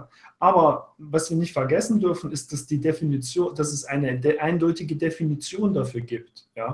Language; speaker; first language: German; native; German